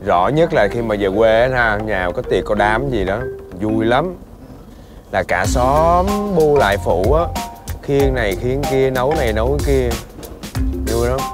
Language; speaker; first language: Vietnamese; native; Vietnamese